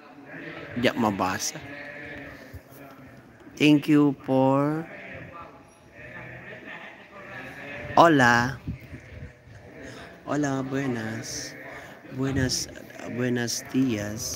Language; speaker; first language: Spanish; non-native, learner; Iloko